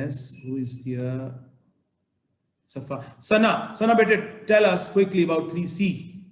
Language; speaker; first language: English; non-native, local second language; Urdu